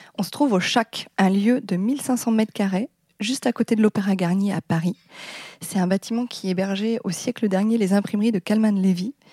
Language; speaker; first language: French; native; French